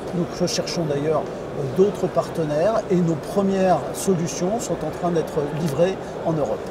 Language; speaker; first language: French; native; French